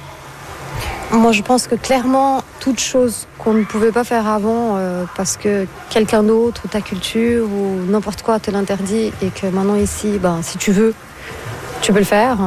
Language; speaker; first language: French; non-native, fluent; Portuguese